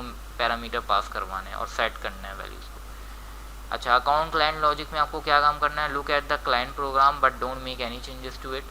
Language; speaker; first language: Hindi; native; Hindi